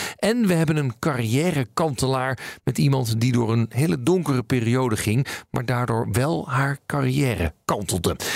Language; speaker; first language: Dutch; native; Dutch